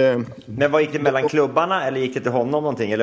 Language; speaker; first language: Swedish; native; Swedish